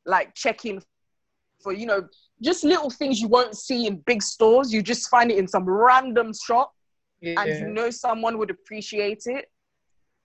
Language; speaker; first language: English; non-native, local second language; Krio